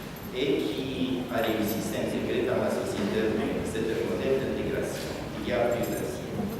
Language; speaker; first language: French; non-native, fluent; Romanian